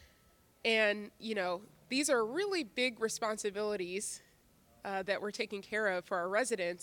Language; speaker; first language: English; native; English